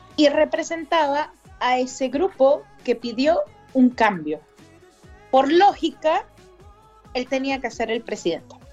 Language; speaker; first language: Spanish; native; Spanish